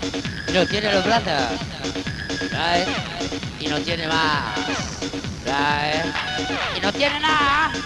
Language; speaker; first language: Spanish; non-native, learner; Italian